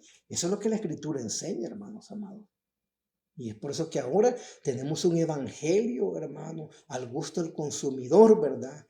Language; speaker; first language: Spanish; native; Spanish